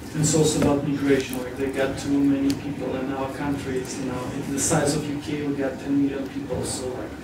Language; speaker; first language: English; non-native, fluent; Russian